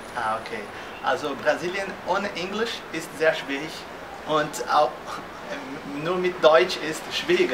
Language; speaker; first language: German; non-native, fluent; Portuguese